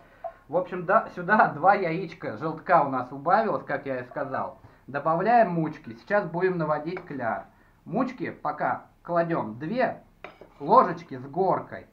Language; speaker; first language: Russian; native; Russian